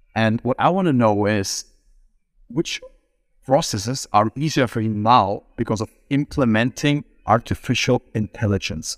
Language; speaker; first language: English; non-native, fluent; German